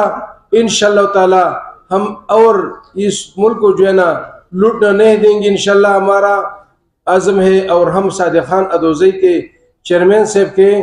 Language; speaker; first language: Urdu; non-native, local second language; Pashto